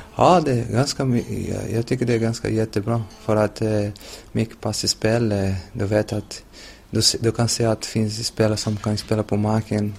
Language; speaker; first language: Swedish; non-native, learner; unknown